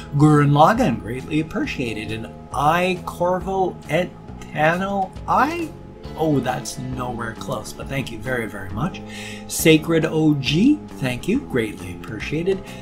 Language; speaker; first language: English; native; English